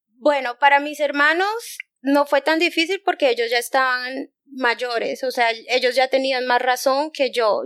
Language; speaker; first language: Spanish; native; Spanish